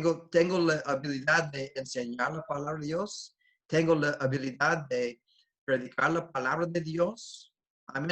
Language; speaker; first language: Spanish; non-native, fluent; English